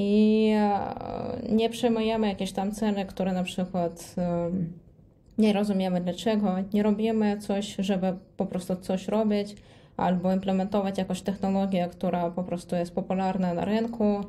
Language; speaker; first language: Polish; non-native, fluent; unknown